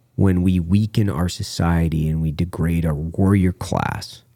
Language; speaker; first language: English; native; English